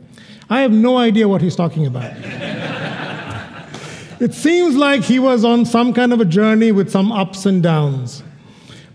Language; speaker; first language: English; non-native, local second language; Malayalam